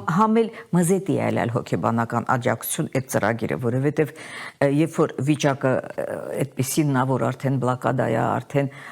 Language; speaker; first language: Armenian; native; Armenian